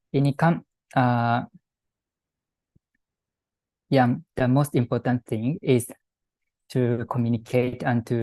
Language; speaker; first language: English; non-native, fluent; Japanese